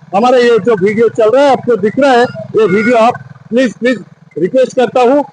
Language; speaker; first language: Hindi; non-native, local second language; Bangla